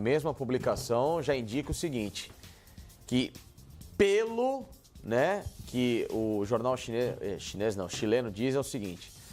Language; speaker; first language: Portuguese; native; Portuguese